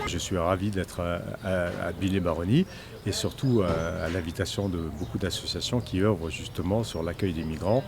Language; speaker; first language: French; native; French